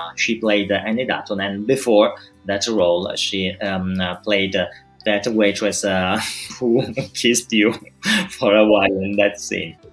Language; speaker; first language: English; non-native, fluent; Italian